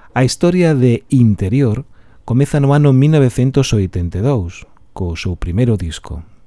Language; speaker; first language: Galician; non-native, local second language; Spanish